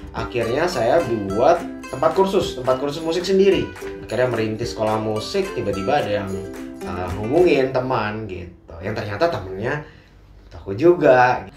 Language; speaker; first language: Indonesian; native; Indonesian